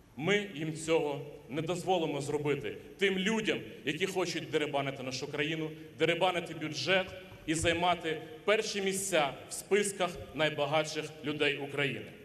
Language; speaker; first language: Ukrainian; native; Ukrainian